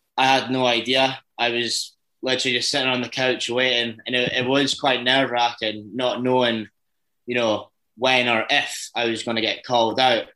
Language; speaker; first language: English; native; English